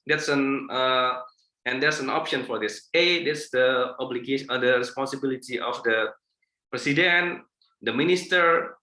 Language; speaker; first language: English; non-native, fluent; Indonesian